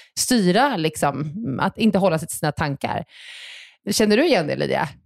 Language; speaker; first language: Swedish; native; Swedish